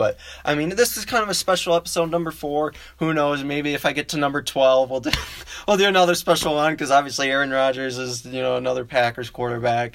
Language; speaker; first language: English; native; English